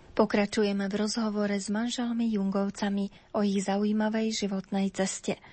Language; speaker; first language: Slovak; native; Slovak